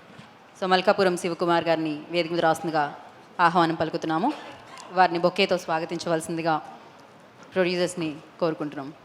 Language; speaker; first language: Telugu; native; Telugu